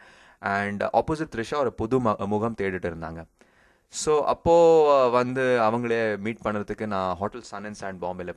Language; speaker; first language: Tamil; early bilingual, heritage; Tamil